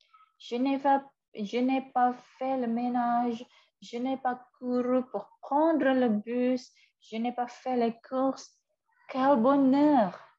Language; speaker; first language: French; non-native, fluent; Indonesian